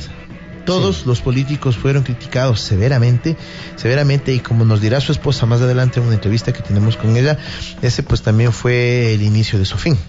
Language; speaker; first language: Spanish; native; Spanish